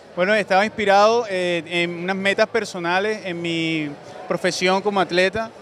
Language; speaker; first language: Spanish; native; Spanish